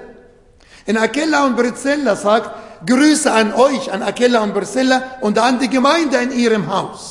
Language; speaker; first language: German; non-native, fluent; Arabic